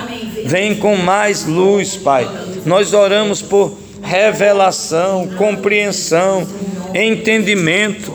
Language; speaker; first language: Portuguese; native; Portuguese